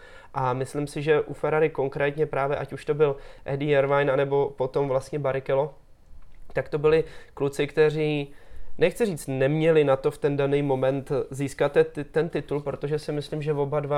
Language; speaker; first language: Czech; native; Czech